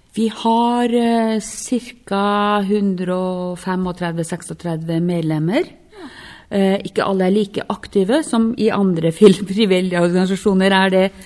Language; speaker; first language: Norwegian; non-native, local second language; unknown